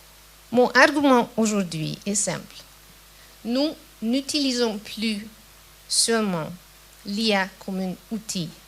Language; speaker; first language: French; non-native, fluent; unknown